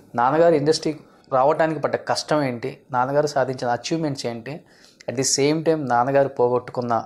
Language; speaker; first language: Telugu; native; Telugu